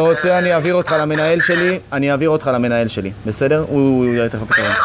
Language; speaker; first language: Hebrew; native; Hebrew